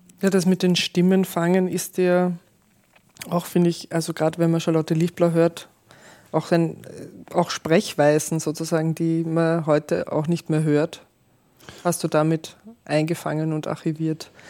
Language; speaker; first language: German; native; German